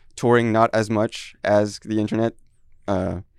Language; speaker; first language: English; early bilingual, heritage; French